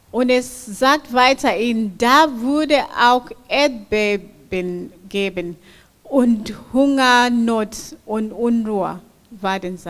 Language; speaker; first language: German; non-native, fluent; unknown